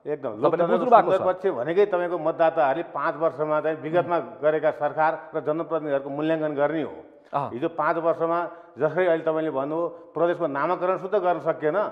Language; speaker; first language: Nepali; native; Nepali